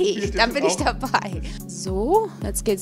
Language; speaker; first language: German; native; German